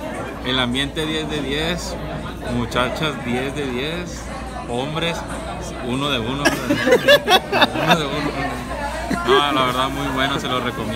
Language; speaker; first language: Spanish; native; Spanish